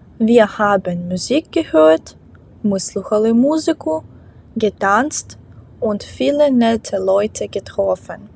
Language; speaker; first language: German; non-native, fluent; Ukrainian